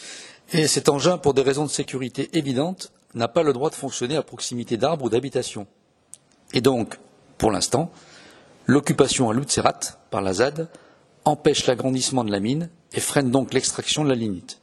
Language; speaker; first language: French; native; French